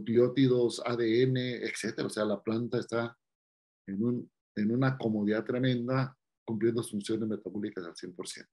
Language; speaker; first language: Spanish; native; Spanish